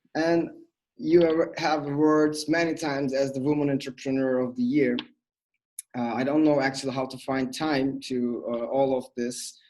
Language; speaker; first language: English; non-native, fluent; Turkish